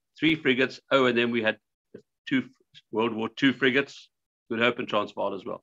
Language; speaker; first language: English; native; English